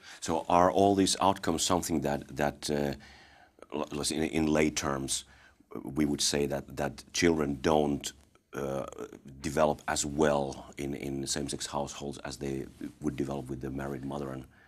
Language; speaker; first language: English; non-native, fluent; Finnish